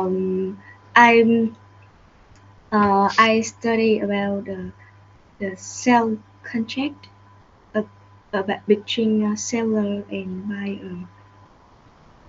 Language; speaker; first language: English; non-native, learner; Vietnamese